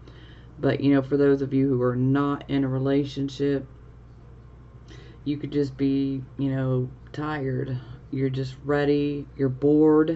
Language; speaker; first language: English; native; English